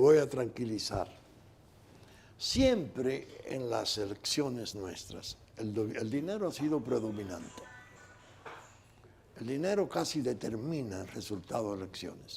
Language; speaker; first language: Spanish; native; Spanish